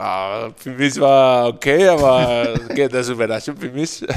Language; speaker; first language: German; non-native, learner; Spanish